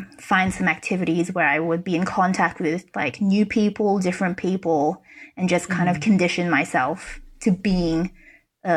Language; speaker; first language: English; native; English